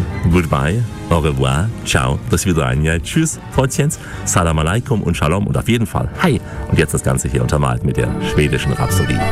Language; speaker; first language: German; native; German